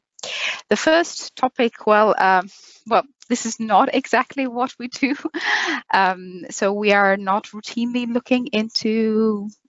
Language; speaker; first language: English; non-native, fluent; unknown